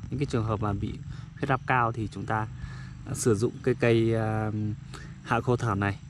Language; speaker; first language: Vietnamese; non-native, local second language; Iu Mien